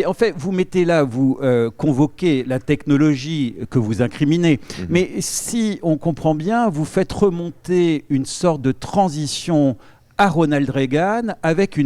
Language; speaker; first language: French; native; French